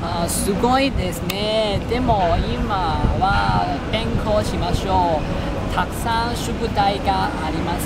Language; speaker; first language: Japanese; non-native, learner; Cantonese